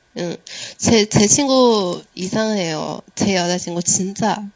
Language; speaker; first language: Korean; non-native, learner; Chinese